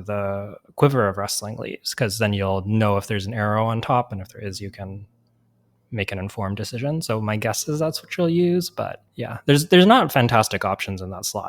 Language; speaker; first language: English; native; English